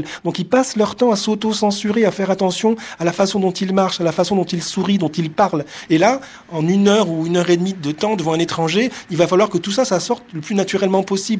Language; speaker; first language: French; native; French